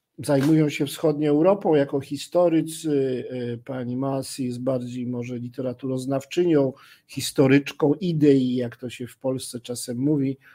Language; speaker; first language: Polish; native; Polish